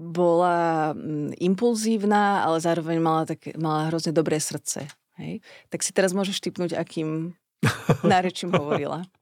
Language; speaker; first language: Slovak; native; Slovak